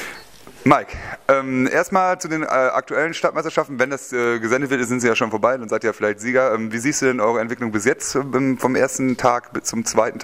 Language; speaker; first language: German; native; German